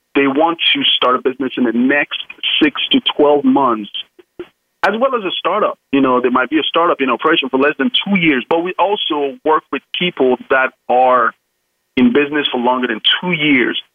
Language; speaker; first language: English; non-native, local second language; Yoruba